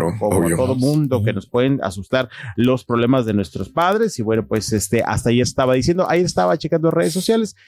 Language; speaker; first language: Spanish; native; Spanish